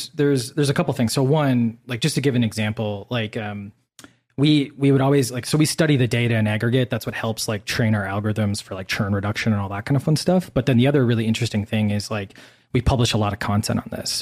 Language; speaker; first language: English; native; English